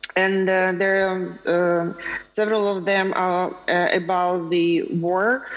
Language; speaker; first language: English; non-native, fluent; Ukrainian